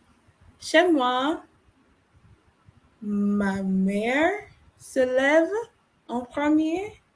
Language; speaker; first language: French; non-native, learner; English